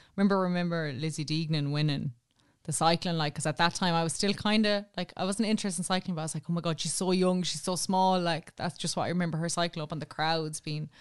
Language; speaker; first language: English; native; English